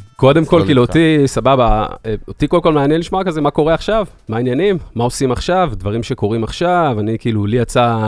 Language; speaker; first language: Hebrew; native; Hebrew